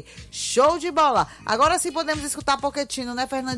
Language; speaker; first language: Portuguese; native; Portuguese